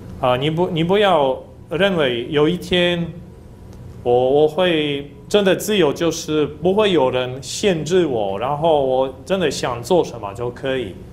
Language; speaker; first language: Chinese; non-native, fluent; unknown